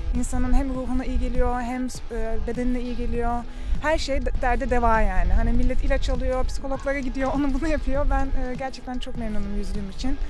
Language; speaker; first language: Turkish; early bilingual, heritage; Turkish